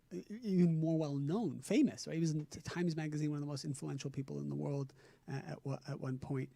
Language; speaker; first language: English; native; English